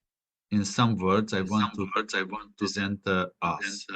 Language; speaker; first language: English; non-native, fluent; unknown